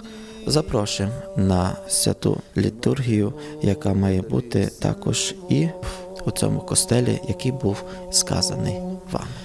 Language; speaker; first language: Polish; non-native, learner; Ukrainian